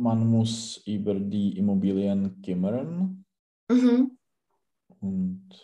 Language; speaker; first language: German; non-native, learner; Czech